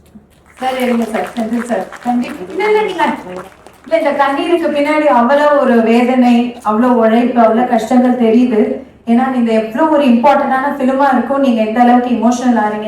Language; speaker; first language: Tamil; native; Tamil